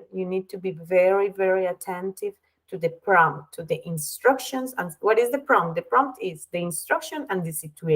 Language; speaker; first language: English; non-native, fluent; Spanish